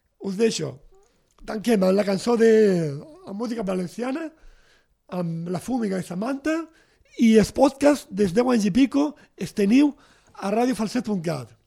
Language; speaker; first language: Catalan; native; Catalan